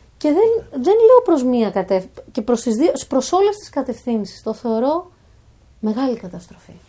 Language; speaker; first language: Greek; native; Greek